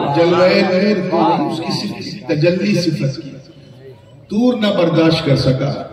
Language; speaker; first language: Urdu; native; Urdu